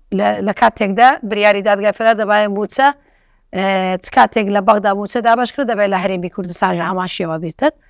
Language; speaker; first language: Central Kurdish; non-native, local second language; Turkish